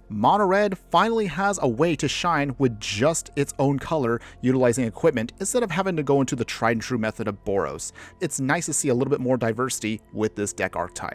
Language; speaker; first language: English; native; English